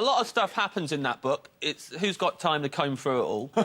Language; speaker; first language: English; native; English